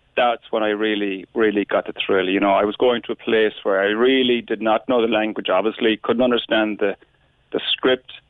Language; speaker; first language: English; native; English